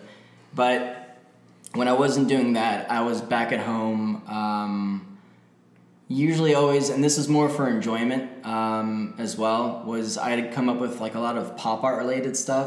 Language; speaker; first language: English; native; English